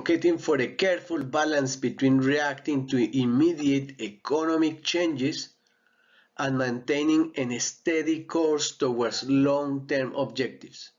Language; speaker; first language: English; non-native, fluent; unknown